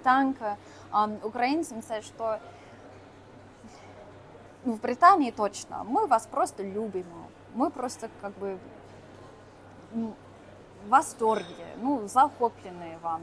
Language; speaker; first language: Russian; non-native, fluent; English